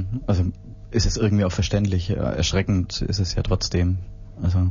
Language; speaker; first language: German; native; German